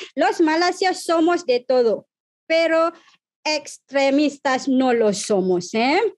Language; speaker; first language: Spanish; non-native, fluent; Malay